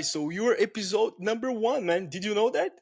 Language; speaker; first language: English; non-native, fluent; Portuguese